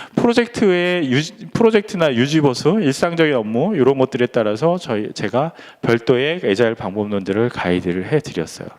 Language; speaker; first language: Korean; native; Korean